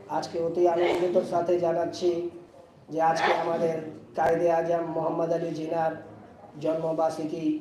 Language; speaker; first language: Bangla; non-native, local second language; Urdu